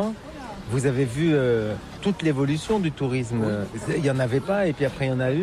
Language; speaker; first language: French; native; French